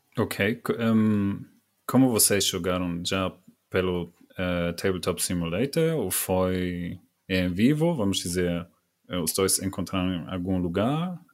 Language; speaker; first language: Portuguese; non-native, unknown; German